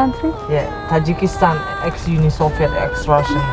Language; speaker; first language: English; non-native, learner; Tajik